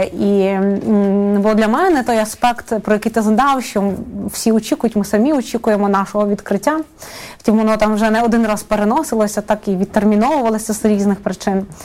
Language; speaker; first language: Ukrainian; native; Ukrainian